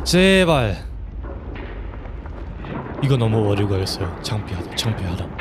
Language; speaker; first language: Korean; non-native, fluent; German